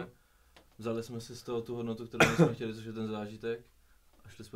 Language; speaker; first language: Czech; native; Czech